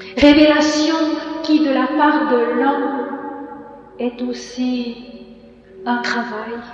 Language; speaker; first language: French; native; French